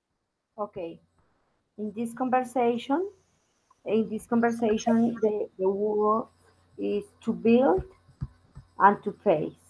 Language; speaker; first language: English; non-native, learner; Spanish